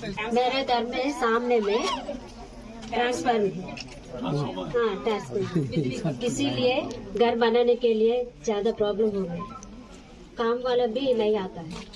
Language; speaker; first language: Hindi; non-native, local second language; Telugu